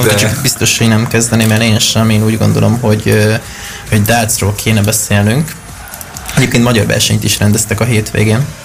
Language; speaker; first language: Hungarian; native; Hungarian